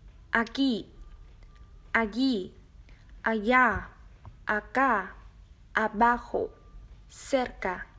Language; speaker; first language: Spanish; non-native, learner; Vietnamese